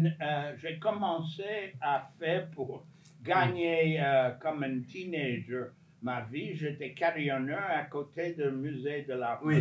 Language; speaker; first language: French; non-native, fluent; English